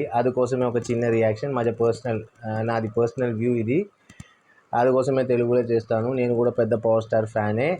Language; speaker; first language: Telugu; non-native, learner; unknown